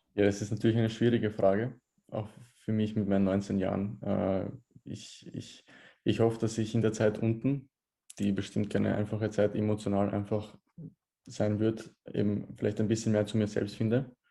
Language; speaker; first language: German; early bilingual, other home language; Bosnian